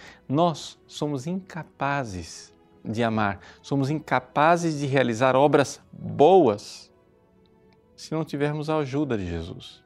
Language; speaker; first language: Portuguese; native; Portuguese